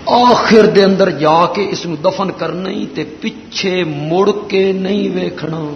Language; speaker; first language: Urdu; non-native, local second language; Punjabi